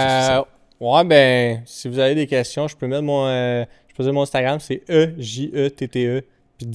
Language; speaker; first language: French; native; French